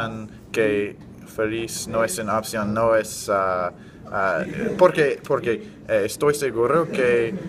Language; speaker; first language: Spanish; non-native, learner; English